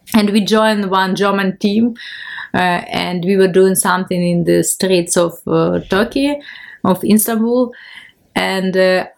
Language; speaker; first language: English; non-native, fluent; Ukrainian